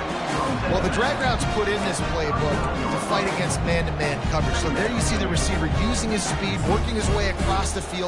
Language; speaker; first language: English; native; English